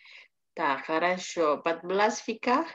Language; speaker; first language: Russian; non-native, fluent; Indonesian